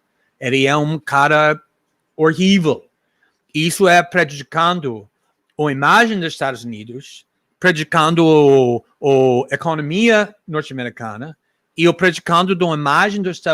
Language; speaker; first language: Portuguese; non-native, fluent; English